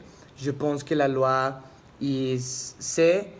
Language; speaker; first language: French; non-native, learner; Spanish